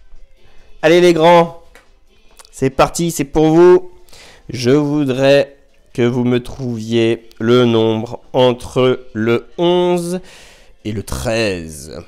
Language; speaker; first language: French; native; French